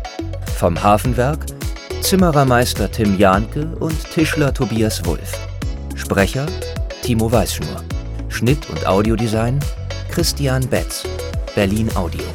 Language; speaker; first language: German; native; German